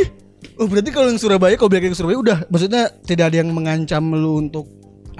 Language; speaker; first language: Indonesian; native; Indonesian